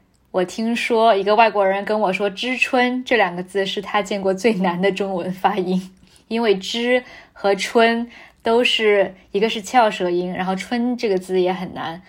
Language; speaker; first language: Chinese; native; Chinese